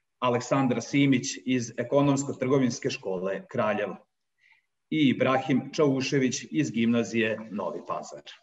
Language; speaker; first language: Serbian; native; Serbian